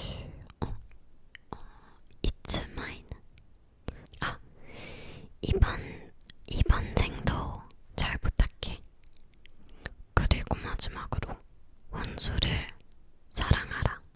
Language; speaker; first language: Korean; non-native, learner; English